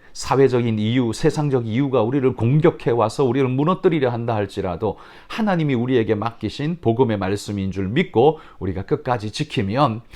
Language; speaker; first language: Korean; native; Korean